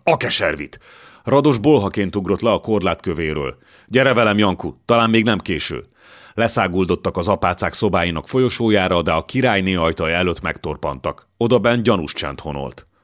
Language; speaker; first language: Hungarian; native; Hungarian